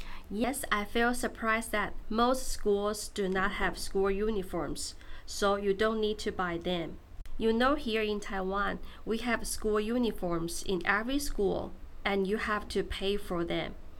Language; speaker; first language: English; non-native, fluent; Chinese